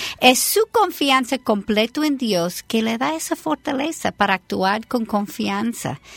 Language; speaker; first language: Spanish; non-native, fluent; English